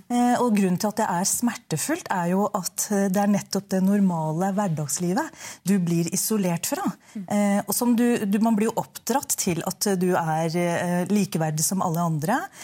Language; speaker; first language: Norwegian; early bilingual, other home language; Urdu